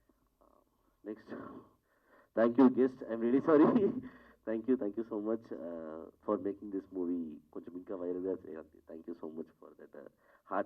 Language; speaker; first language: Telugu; non-native, learner; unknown